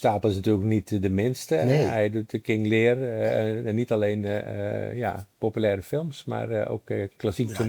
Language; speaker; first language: Dutch; native; Dutch